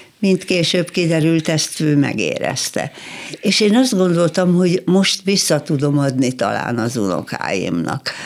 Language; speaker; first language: Hungarian; native; Hungarian